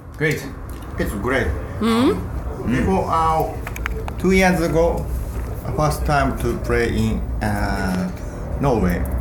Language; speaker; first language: English; non-native, learner; Japanese